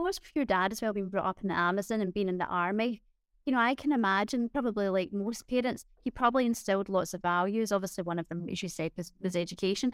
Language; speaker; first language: English; native; English